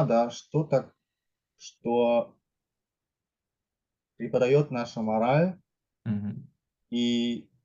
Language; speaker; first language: Russian; non-native, fluent; German